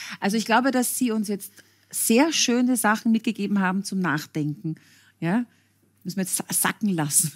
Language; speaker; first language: German; native; German